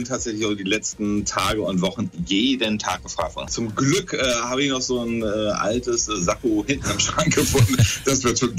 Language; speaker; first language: German; native; German